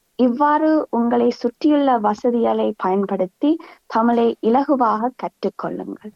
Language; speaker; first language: Tamil; early bilingual, heritage; Tamil